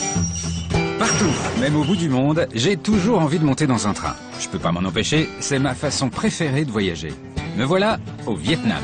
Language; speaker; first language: French; native; French